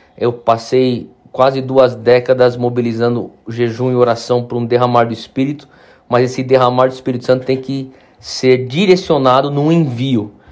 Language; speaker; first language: Portuguese; native; Portuguese